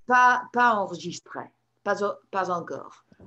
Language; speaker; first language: French; non-native, fluent; English